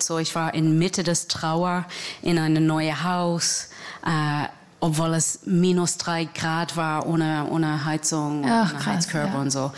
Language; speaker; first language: German; non-native, learner; English